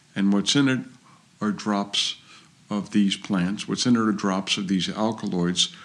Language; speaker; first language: English; native; English